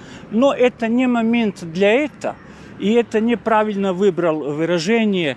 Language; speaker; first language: Russian; non-native, fluent; Serbian